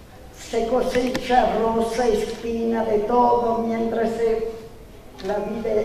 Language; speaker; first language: Spanish; non-native, learner; Italian